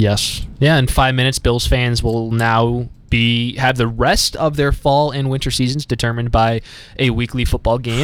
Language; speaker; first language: English; native; English